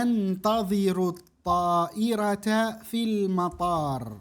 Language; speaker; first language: Arabic; non-native, fluent; Indonesian